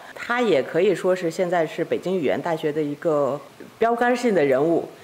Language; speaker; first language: Chinese; non-native, fluent; Kazakh